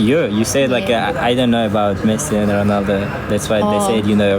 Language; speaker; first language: English; non-native, fluent; Uzbek